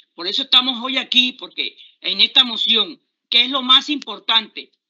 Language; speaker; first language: Spanish; native; Spanish